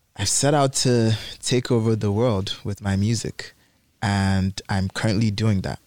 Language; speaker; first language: English; non-native, local second language; Igbo